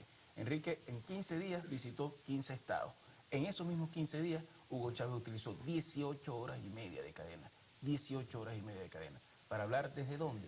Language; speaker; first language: Spanish; native; Spanish